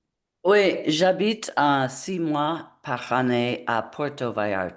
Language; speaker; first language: French; non-native, learner; English